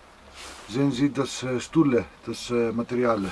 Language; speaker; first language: German; non-native, learner; Greek